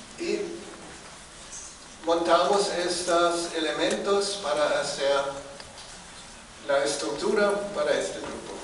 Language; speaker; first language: Spanish; non-native, fluent; German